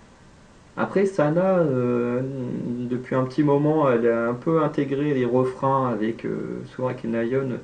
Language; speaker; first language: French; native; French